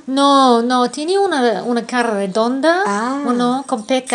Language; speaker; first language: Spanish; non-native, fluent; English